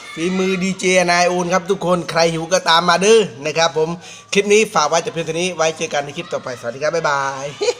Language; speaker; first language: Thai; non-native, local second language; Khmer